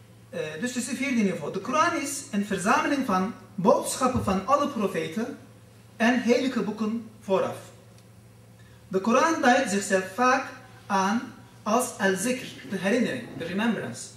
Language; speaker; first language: Dutch; non-native, fluent; Turkish